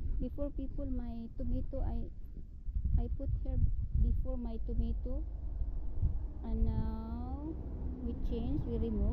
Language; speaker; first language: English; non-native, learner; Filipino